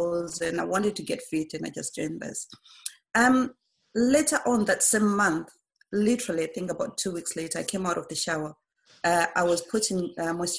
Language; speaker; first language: English; non-native, local second language; Shona